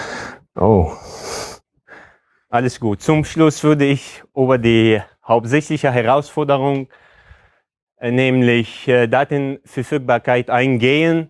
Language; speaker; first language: German; non-native, fluent; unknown